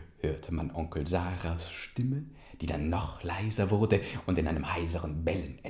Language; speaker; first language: German; native; German